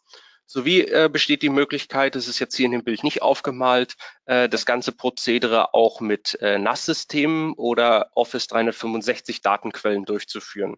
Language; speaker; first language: German; native; German